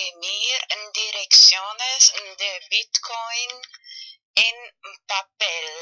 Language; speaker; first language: Spanish; non-native, fluent; German